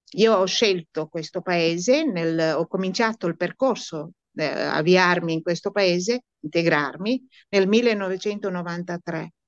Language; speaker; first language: Italian; non-native, fluent; Romanian